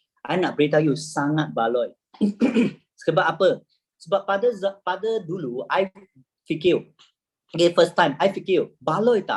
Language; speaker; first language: Malay; native; Malay